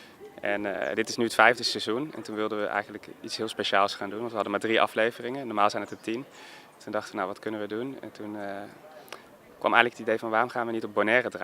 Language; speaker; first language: Dutch; native; Dutch